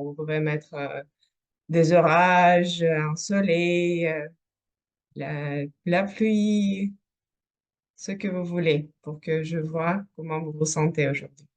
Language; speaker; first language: French; non-native, fluent; Russian